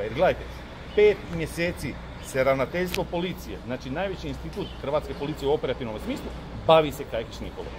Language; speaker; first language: Croatian; native; Croatian